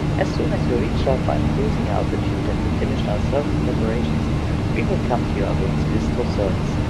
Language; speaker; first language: English; non-native, fluent; German